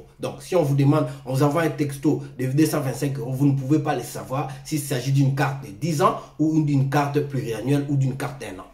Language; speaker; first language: French; non-native, local second language; Lingala